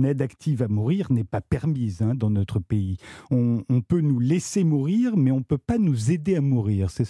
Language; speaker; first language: French; native; French